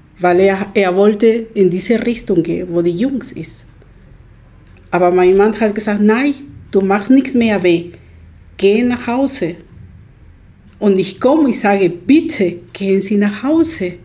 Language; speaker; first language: German; non-native, learner; Spanish